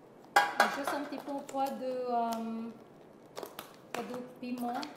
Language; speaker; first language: French; non-native, learner; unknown